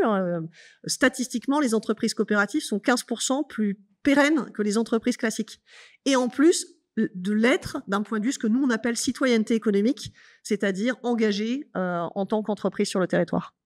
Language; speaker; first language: French; native; French